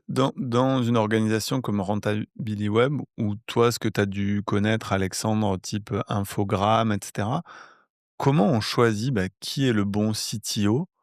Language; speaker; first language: French; native; French